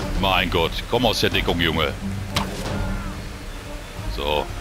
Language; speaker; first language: German; native; German